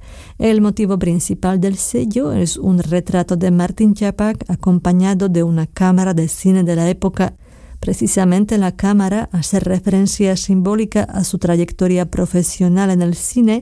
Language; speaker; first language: Spanish; non-native, fluent; Slovak